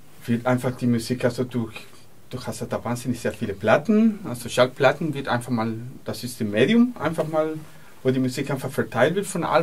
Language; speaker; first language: German; native; German